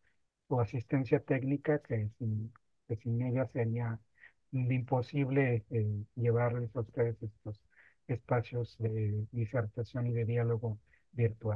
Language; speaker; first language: Spanish; native; Spanish